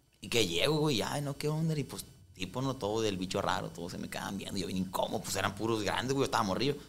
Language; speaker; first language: Spanish; native; Spanish